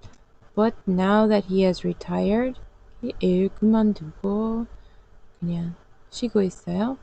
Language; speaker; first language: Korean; non-native, learner; English